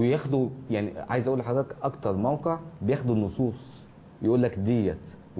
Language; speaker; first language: Arabic; native; Arabic